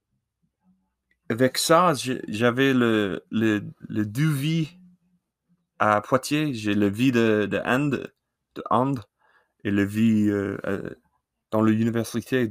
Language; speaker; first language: French; non-native, learner; English